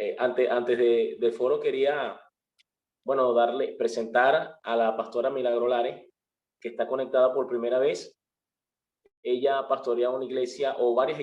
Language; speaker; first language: Spanish; native; Spanish